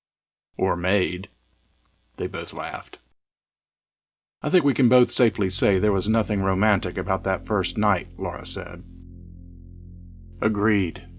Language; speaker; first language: English; native; English